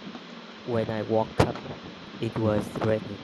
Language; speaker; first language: English; non-native, learner; Vietnamese